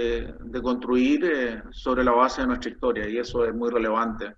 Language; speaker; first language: Spanish; native; Spanish